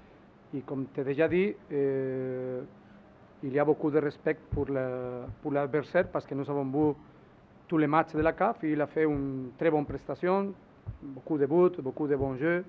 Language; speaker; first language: French; non-native, learner; Spanish